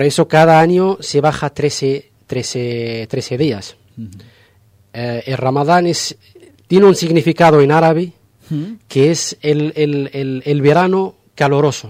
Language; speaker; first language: Spanish; non-native, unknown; Arabic